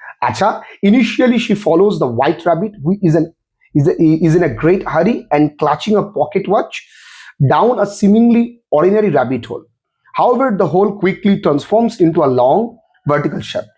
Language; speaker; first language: English; non-native, local second language; Bangla